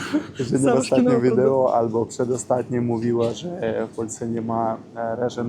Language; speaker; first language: Polish; non-native, learner; Russian